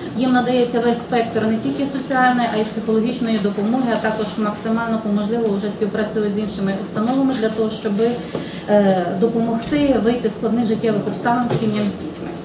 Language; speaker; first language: Ukrainian; native; Ukrainian